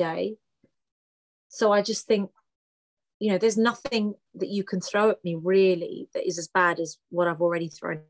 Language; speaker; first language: English; early bilingual, other home language; Greek